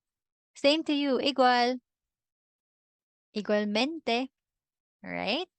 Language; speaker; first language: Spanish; non-native, fluent; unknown